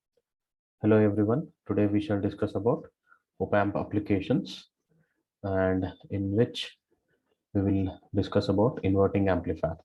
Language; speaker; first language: English; non-native, local second language; Kannada